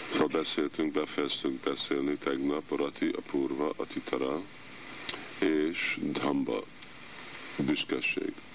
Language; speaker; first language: Hungarian; early bilingual, heritage; Hungarian